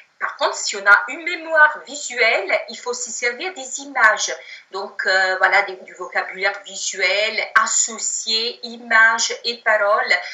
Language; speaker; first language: French; non-native, fluent; Italian